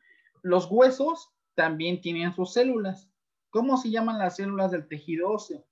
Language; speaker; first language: Spanish; native; Spanish